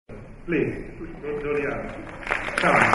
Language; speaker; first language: English; non-native, fluent; Italian